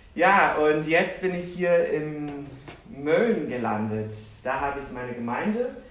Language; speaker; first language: German; non-native, fluent; Portuguese